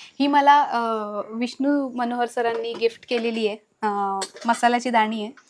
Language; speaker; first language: Marathi; native; Marathi